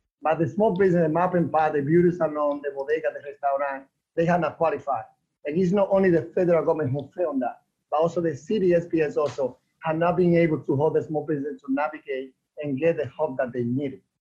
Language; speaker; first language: English; non-native, fluent; Spanish